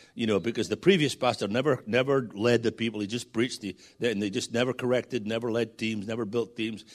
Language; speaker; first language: English; native; English